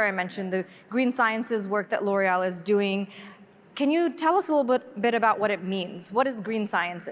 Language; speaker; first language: English; native; English